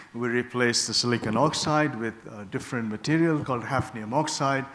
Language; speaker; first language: English; non-native, local second language; Bangla